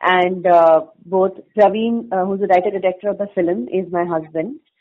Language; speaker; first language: English; non-native, local second language; Tamil